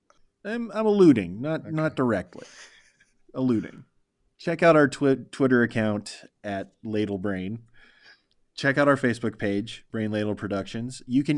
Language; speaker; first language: English; native; English